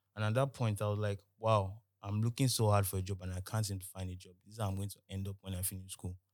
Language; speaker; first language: English; non-native, local second language; Yoruba